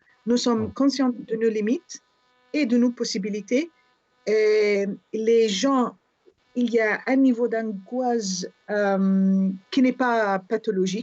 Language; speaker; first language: French; non-native, fluent; Arabic